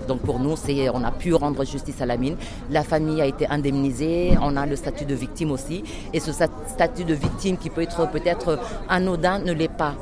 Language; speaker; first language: French; early bilingual, other home language; Wolof